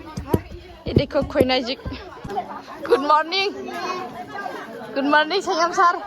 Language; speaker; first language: Hindi; non-native, local second language; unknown